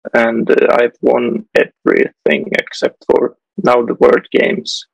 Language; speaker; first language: English; non-native, fluent; Swedish